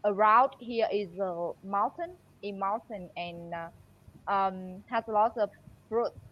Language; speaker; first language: English; non-native, learner; Vietnamese